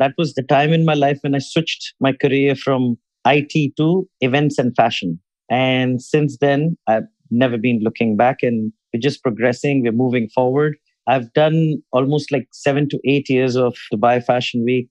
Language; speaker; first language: English; non-native, local second language; Urdu